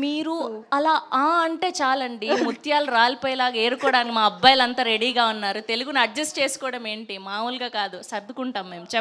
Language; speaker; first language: Telugu; native; Telugu